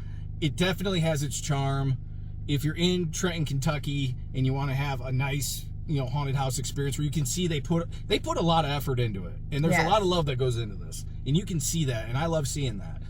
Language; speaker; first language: English; native; English